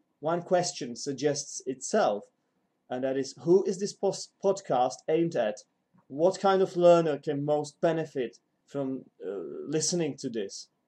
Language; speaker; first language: English; non-native, fluent; Czech